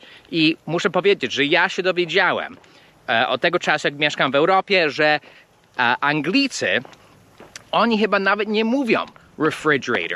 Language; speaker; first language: Polish; non-native, fluent; English